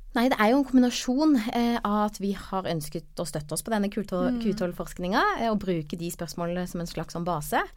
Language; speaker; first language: Norwegian; native; Norwegian